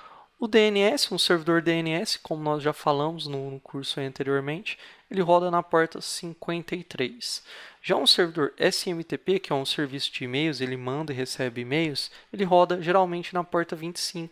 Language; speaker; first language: Portuguese; native; Portuguese